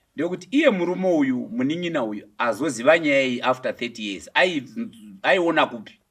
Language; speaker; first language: Shona; native; Shona